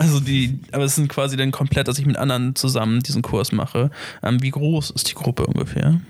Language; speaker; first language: German; native; German